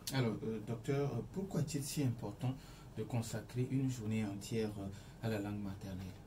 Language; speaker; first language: French; non-native, local second language; Ewe